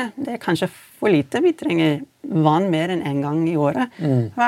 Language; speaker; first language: Norwegian; non-native, fluent; English